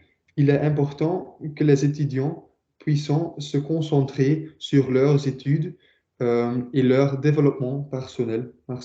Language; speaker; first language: French; non-native, learner; Dutch